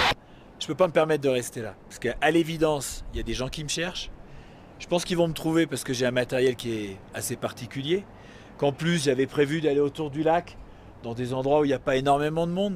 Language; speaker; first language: French; native; French